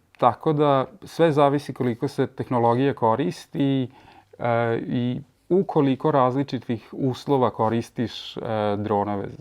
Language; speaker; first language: Serbian; early bilingual, heritage; Serbian